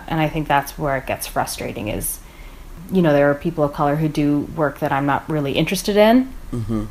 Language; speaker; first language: English; native; English